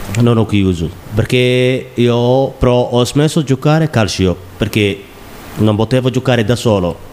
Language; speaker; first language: Italian; non-native, learner; Somali